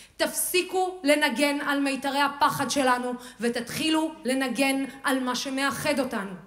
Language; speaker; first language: Hebrew; non-native, local second language; Arabic